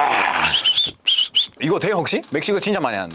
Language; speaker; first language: Korean; non-native, fluent; Spanish